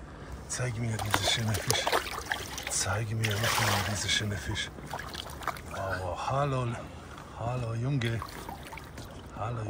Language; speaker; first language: German; non-native, learner; Slovenian